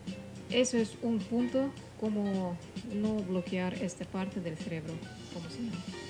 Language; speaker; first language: Spanish; non-native, fluent; Russian